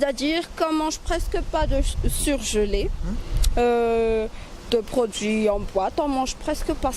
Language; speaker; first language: French; non-native, local second language; Malagasy